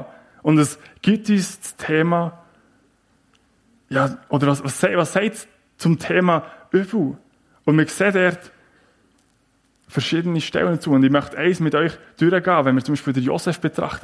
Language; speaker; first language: German; native; German